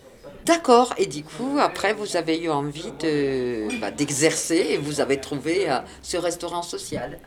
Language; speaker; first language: French; native; French